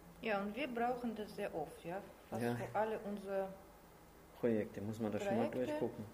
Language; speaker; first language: German; non-native, learner; Russian